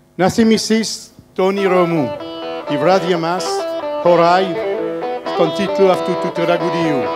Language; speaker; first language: Greek; non-native, learner; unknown